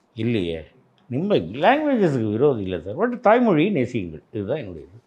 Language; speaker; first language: Tamil; native; Tamil